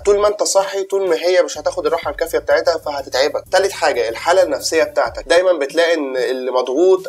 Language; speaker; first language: Arabic; native; Arabic